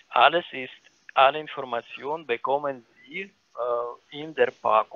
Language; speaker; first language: German; non-native, learner; Ukrainian